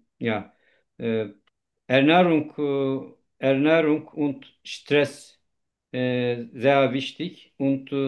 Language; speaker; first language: German; non-native, learner; Turkish